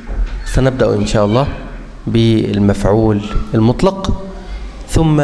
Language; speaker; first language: Arabic; native; Arabic